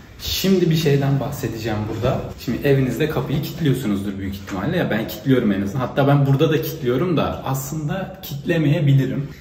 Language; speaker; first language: Turkish; native; Turkish